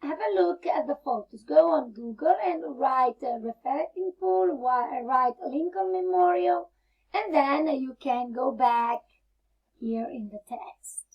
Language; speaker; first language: English; non-native, fluent; Italian